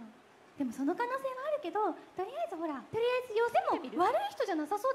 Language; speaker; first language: Japanese; native; Japanese